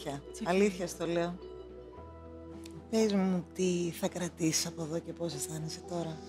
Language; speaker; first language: Greek; native; Greek